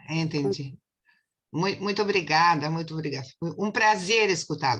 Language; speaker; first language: Portuguese; non-native, fluent; Spanish